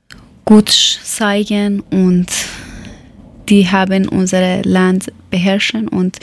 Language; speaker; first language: German; non-native, learner; Persian